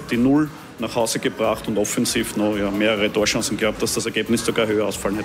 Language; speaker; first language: German; native; German